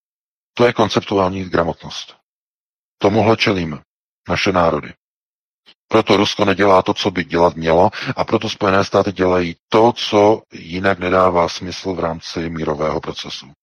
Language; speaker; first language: Czech; native; Czech